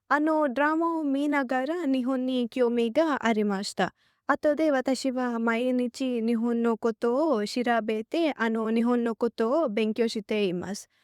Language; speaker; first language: Japanese; non-native, learner; Telugu